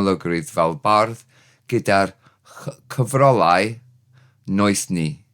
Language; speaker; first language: Welsh; non-native, learner; English